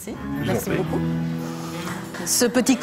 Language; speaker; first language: French; native; French